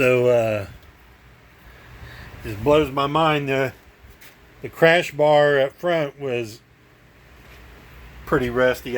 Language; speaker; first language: English; native; English